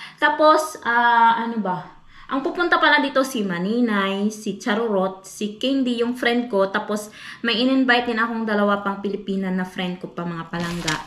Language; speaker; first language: Filipino; non-native, local second language; Hiligaynon